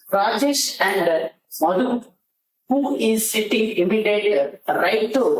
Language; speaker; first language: English; non-native, local second language; Kannada